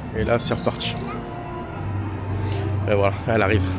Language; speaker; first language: French; native; French